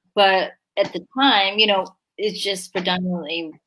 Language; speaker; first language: English; early bilingual, other home language; Korean